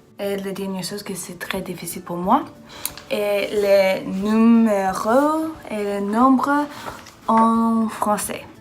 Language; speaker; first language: French; non-native, learner; English